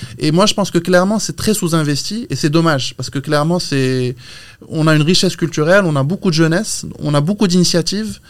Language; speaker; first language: French; non-native, local second language; Arabic